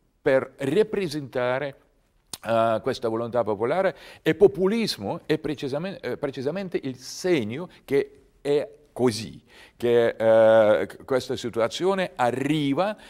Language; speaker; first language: Italian; non-native, learner; Russian